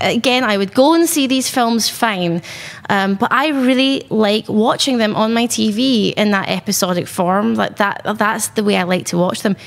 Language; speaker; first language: English; native; English